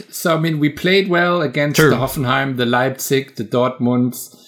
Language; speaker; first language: English; non-native, fluent; German